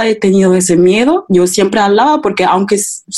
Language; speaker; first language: English; non-native, fluent; German